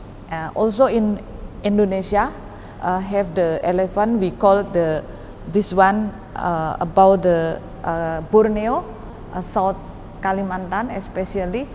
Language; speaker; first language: English; non-native, learner; Indonesian